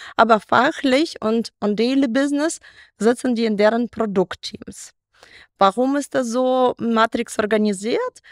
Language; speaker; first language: German; non-native, fluent; Russian